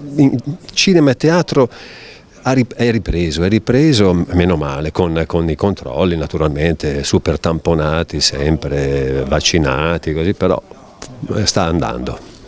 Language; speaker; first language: Italian; native; Italian